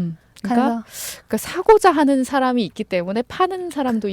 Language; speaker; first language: Korean; native; Korean